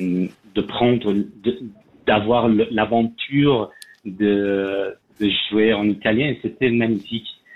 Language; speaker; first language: French; non-native, learner; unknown